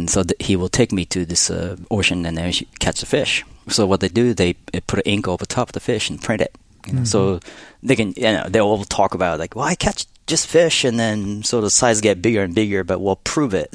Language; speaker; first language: English; non-native, fluent; Japanese